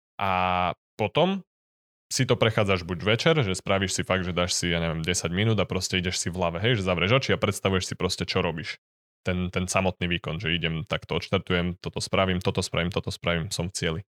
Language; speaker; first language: Slovak; native; Slovak